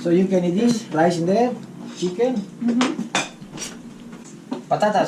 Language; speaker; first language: English; non-native, learner; Indonesian